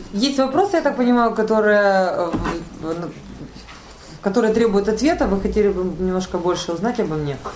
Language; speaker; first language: Russian; native; Russian